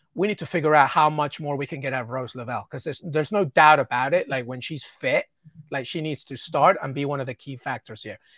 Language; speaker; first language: English; native; English